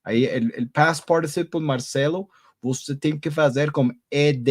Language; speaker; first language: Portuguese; non-native, learner; Spanish